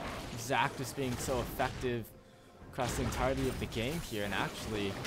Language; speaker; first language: English; native; English